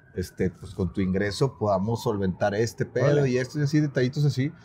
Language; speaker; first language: Spanish; native; Spanish